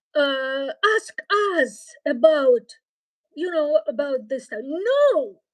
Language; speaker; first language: English; non-native, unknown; Ukrainian